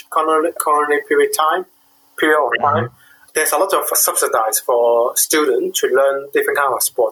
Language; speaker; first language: English; non-native, local second language; Cantonese